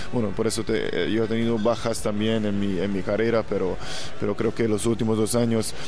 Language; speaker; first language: Spanish; non-native, fluent; Hungarian